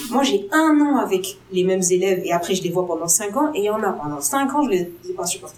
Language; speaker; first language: French; non-native, local second language; Arabic